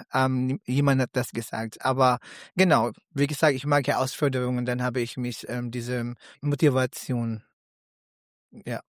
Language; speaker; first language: German; non-native, learner; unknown